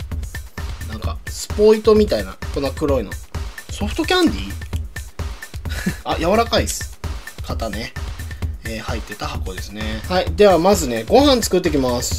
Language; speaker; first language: Japanese; native; Japanese